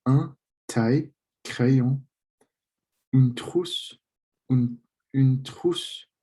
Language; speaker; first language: French; non-native, fluent; English